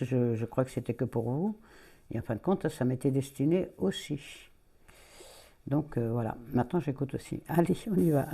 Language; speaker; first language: French; native; French